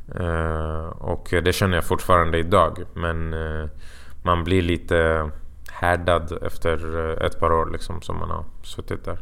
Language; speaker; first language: Swedish; early bilingual, other home language; Persian